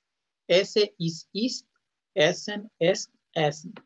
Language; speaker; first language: German; non-native, fluent; Spanish